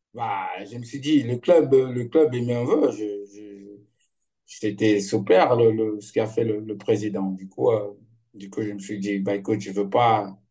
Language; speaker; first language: French; non-native, fluent; Portuguese